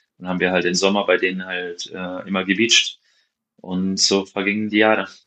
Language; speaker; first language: German; non-native, fluent; Slovenian